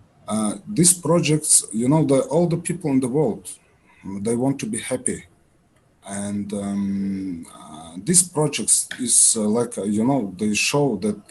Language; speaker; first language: English; non-native, learner; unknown